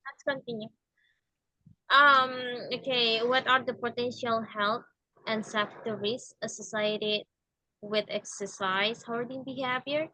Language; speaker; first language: English; non-native, learner; Indonesian